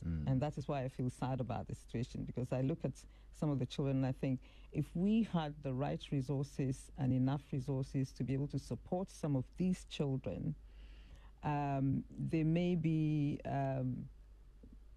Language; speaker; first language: English; non-native, local second language; Akan